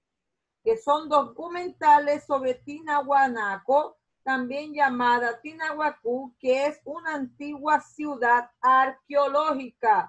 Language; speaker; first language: Spanish; non-native, fluent; Portuguese